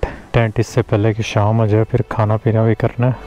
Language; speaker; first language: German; non-native, learner; Urdu